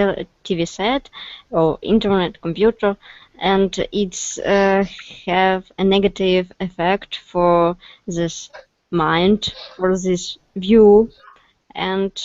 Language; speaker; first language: English; non-native, learner; Russian